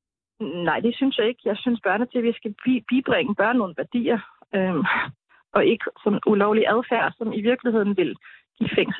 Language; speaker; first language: Danish; native; Danish